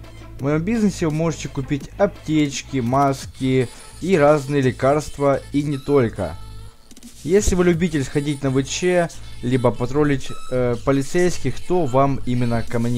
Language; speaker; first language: Russian; native; Russian